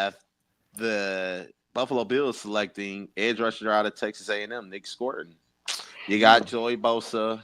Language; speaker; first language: English; native; English